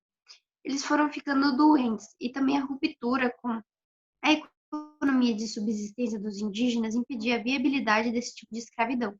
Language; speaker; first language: Portuguese; native; Portuguese